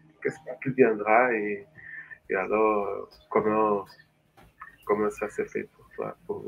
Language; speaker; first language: French; non-native, fluent; Portuguese